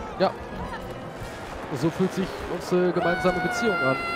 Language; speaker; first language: German; native; German